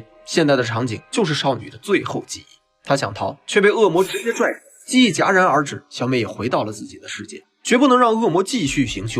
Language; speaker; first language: Chinese; native; Chinese